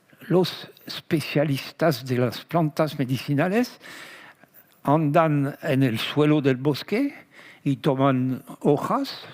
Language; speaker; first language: Spanish; non-native, fluent; French